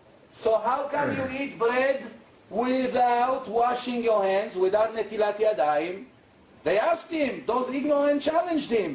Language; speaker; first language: English; non-native, fluent; Hebrew